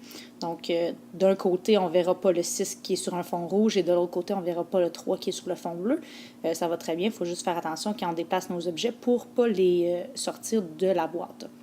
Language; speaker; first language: French; native; French